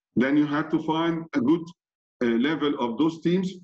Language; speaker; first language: English; non-native, fluent; Arabic